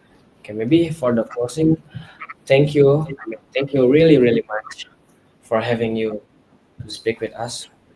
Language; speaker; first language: English; non-native, learner; Indonesian